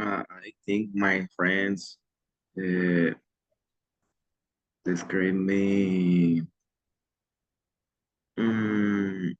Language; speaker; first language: English; non-native, learner; Spanish